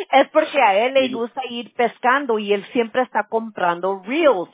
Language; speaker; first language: Spanish; early bilingual, other home language; English